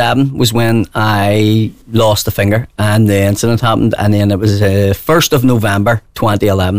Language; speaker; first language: English; native; English